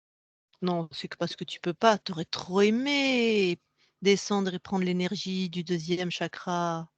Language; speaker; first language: French; native; French